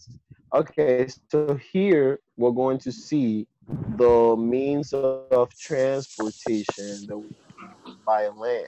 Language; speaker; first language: English; non-native, fluent; Spanish